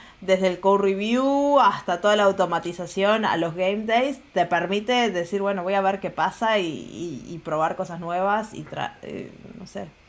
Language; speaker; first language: Spanish; native; Spanish